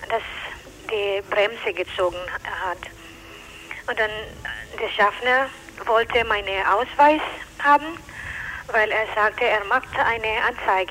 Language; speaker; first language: German; non-native, learner; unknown